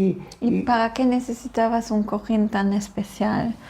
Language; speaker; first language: Spanish; non-native, fluent; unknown